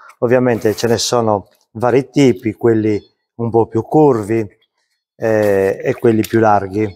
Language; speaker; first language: Italian; native; Italian